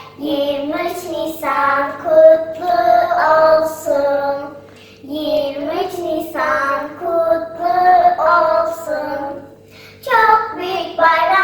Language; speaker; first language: Turkish; early bilingual, heritage; Turkish